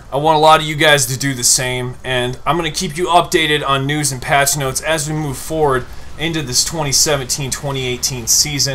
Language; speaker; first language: English; native; English